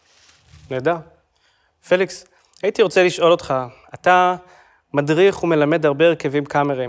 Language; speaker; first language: Hebrew; native; Hebrew